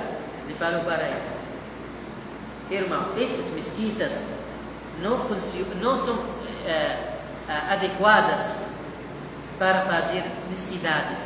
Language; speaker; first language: Portuguese; non-native, fluent; Arabic